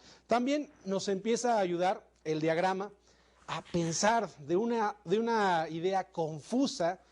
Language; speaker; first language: Spanish; native; Spanish